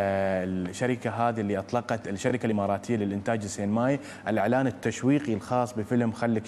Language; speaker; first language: Arabic; native; Arabic